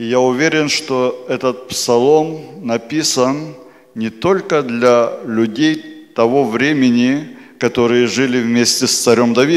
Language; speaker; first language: Polish; non-native, learner; Russian